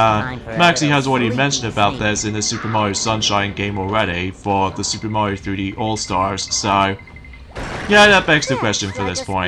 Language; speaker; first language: English; native; English